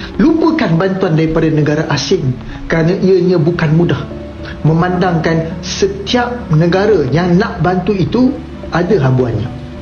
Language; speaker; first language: Malay; native; Malay